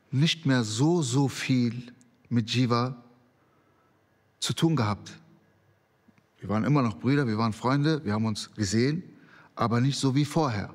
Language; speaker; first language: German; early bilingual, other home language; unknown